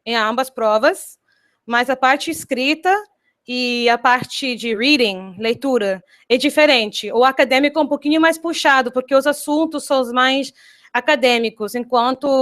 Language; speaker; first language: Portuguese; non-native, fluent; English